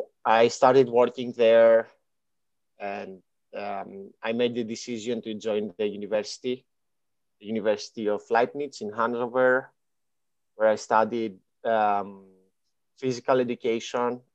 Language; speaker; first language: English; non-native, fluent; Greek